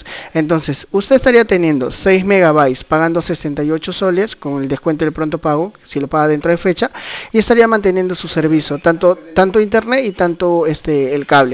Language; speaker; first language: Spanish; native; Spanish